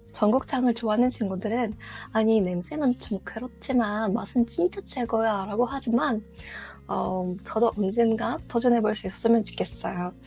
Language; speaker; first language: Korean; non-native, fluent; Russian